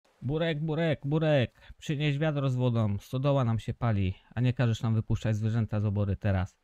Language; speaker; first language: Polish; native; Polish